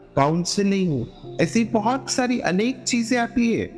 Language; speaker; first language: Hindi; non-native, local second language; Gujarati